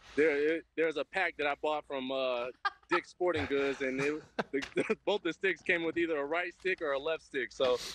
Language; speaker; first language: English; native; English